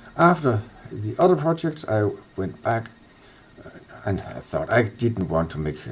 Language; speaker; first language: English; non-native, fluent; Danish